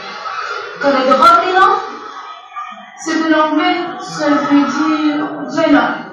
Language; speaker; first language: French; non-native, learner; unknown